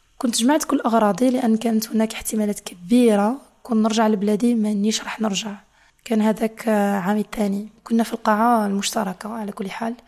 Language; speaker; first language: Arabic; non-native, fluent; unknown